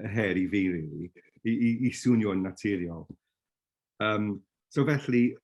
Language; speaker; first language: Welsh; non-native, fluent; English